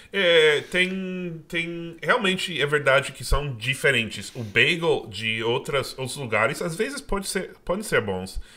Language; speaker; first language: Portuguese; non-native, fluent; English